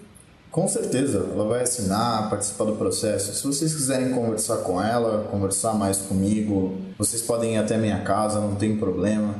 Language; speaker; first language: Portuguese; native; Portuguese